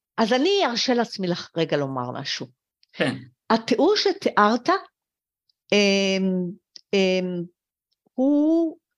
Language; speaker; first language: Hebrew; early bilingual, other home language; French